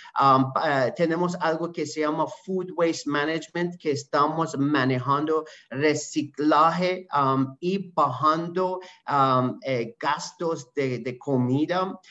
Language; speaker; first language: Spanish; non-native, learner; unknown